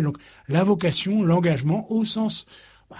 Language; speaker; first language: French; native; French